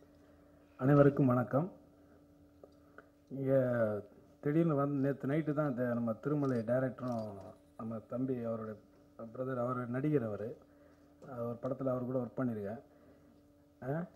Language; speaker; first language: Tamil; native; Tamil